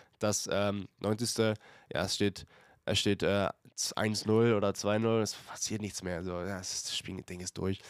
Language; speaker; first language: German; native; German